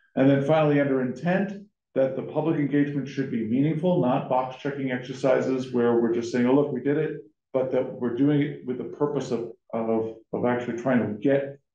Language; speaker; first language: English; native; English